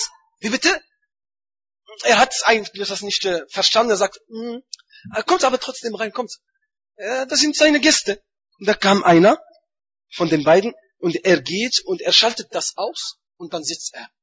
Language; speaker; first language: German; non-native, fluent; Arabic